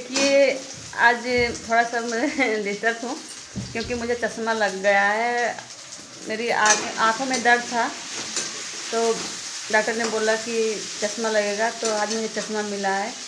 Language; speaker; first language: Hindi; native; Hindi